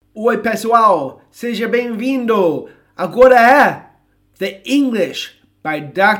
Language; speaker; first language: Portuguese; non-native, fluent; English